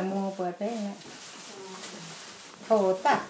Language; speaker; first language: Swedish; non-native, learner; Thai